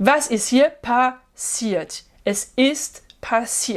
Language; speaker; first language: German; non-native, fluent; French